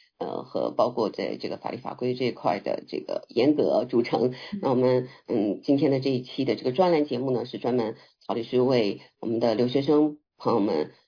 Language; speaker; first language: Chinese; native; Chinese